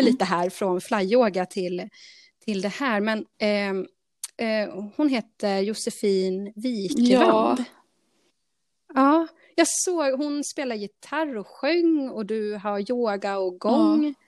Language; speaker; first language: Swedish; native; Swedish